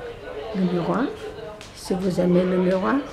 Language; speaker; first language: French; non-native, fluent; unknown